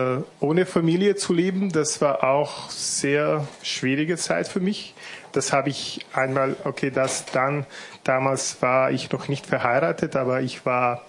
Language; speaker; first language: German; non-native, fluent; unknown